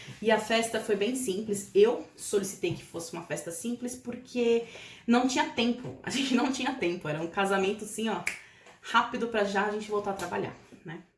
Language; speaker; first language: Portuguese; native; Portuguese